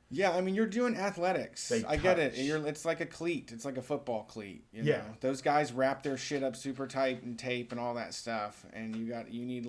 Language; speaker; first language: English; native; English